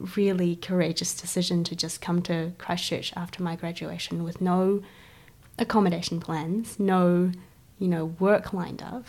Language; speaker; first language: English; early bilingual, other home language; Chinese